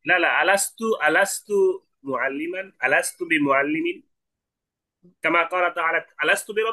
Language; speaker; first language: Arabic; non-native, fluent; Bangla